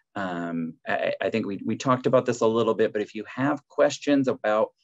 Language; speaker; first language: English; native; English